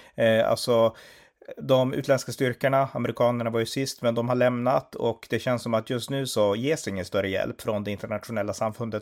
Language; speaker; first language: Swedish; native; Swedish